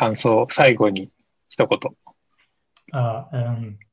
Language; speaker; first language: Japanese; non-native, learner; English